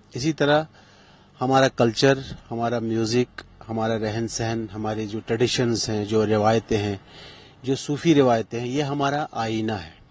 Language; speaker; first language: Hindi; non-native, local second language; Kashmiri